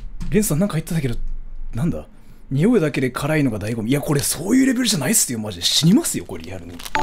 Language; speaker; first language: Japanese; early bilingual, heritage; Japanese